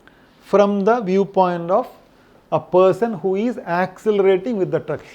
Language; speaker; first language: English; non-native, local second language; Malayalam